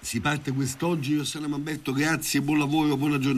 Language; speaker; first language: Italian; native; Italian